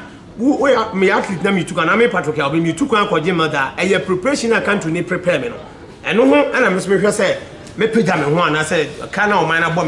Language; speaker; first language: English; non-native, local second language; Akan